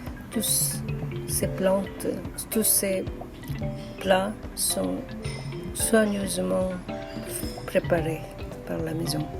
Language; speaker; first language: French; non-native, fluent; Korean